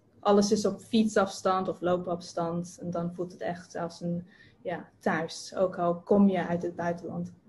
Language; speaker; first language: Dutch; non-native, fluent; English